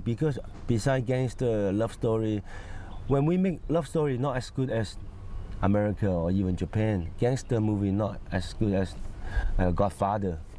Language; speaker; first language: English; non-native, fluent; Cantonese